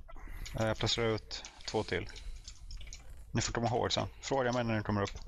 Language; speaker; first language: Swedish; native; Swedish